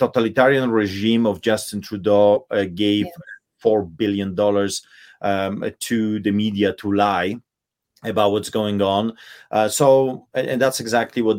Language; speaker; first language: English; non-native, fluent; Polish